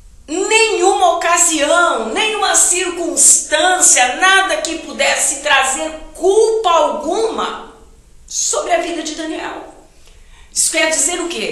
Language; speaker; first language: Portuguese; native; Portuguese